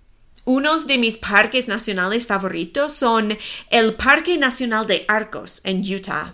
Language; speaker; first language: Spanish; non-native, fluent; English